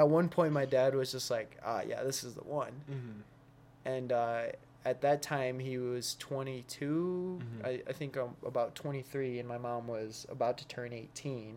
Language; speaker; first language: English; early bilingual, other home language; Spanish